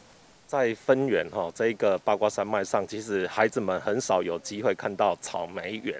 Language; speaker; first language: Chinese; native; Chinese